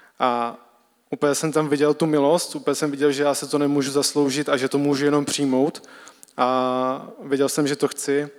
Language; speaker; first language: Czech; native; Czech